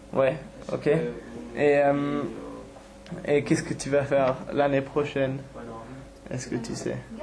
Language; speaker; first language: French; non-native, fluent; English